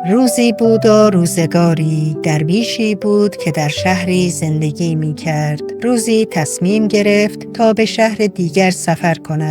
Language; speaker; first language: Persian; native; Persian